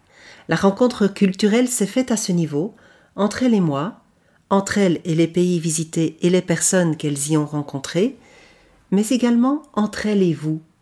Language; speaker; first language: French; native; French